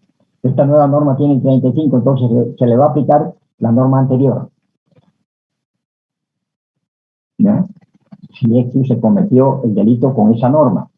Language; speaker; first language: Spanish; native; Spanish